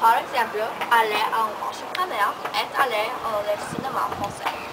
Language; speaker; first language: French; non-native, learner; English